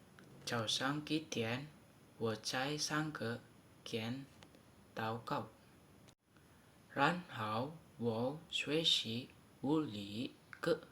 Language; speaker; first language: Chinese; non-native, learner; Indonesian